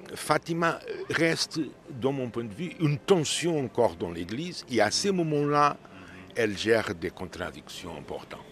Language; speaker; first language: French; non-native, fluent; Portuguese